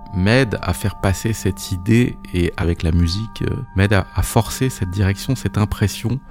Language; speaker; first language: French; native; French